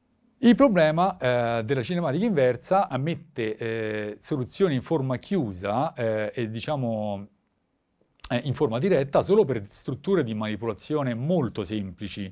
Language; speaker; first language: Italian; native; Italian